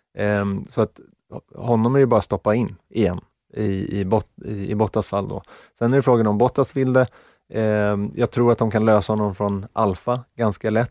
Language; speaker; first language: Swedish; native; Swedish